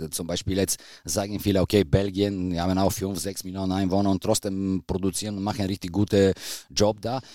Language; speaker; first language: German; non-native, fluent; Bulgarian